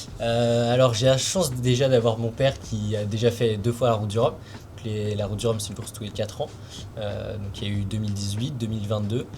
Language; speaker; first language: French; native; French